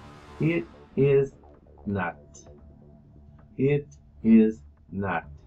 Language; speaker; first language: English; non-native, fluent; Spanish